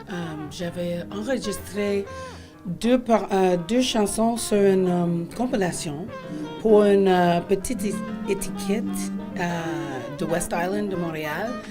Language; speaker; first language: French; non-native, fluent; English